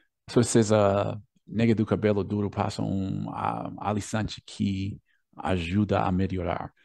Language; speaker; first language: Portuguese; non-native, fluent; English